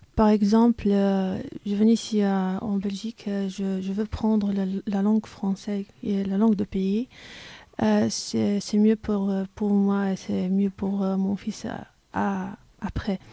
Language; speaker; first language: French; non-native, learner; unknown